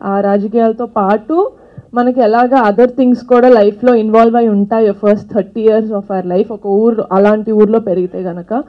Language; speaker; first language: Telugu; native; Telugu